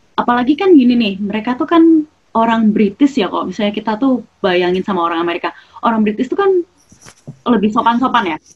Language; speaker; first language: Indonesian; native; Indonesian